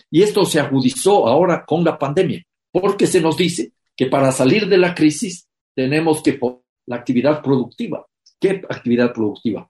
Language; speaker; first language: Spanish; native; Spanish